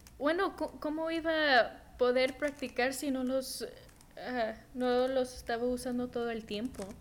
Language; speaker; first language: Spanish; early bilingual, heritage; Spanish